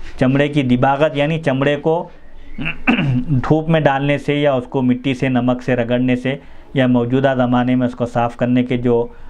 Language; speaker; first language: Urdu; native; Urdu